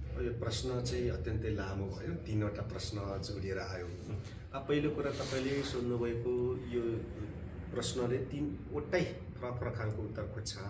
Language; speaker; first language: Nepali; non-native, local second language; Limburgish